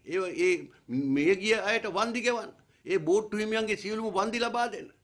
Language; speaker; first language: Sinhala; native; Sinhala